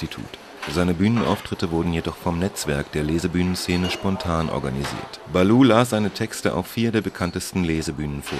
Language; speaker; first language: German; native; German